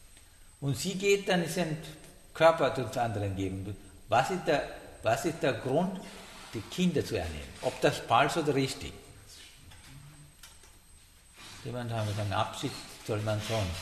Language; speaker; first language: German; non-native, learner; Sinhala